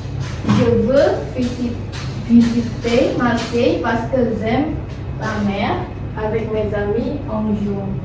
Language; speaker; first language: French; non-native, learner; Indonesian